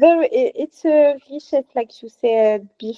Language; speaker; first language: English; non-native, learner; French